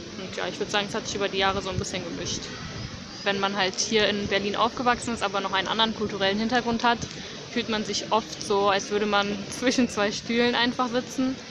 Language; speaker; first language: German; early bilingual, other home language; Bosnian